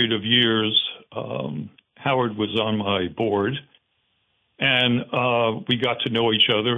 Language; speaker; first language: English; native; English